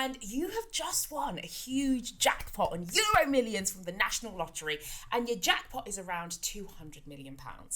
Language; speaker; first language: English; native; English